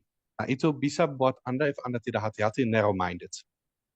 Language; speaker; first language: Indonesian; non-native, fluent; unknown